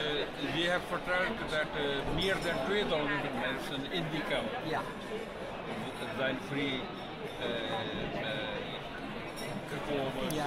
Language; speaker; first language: Dutch; non-native, learner; Punjabi